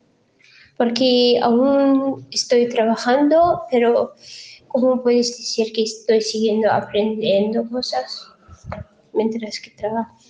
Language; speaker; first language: Spanish; non-native, fluent; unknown